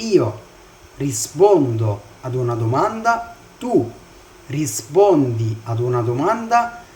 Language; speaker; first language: Italian; non-native, fluent; Arabic